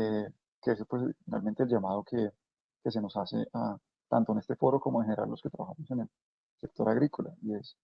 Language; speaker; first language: Spanish; native; Spanish